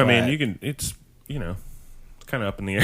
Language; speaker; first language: English; native; English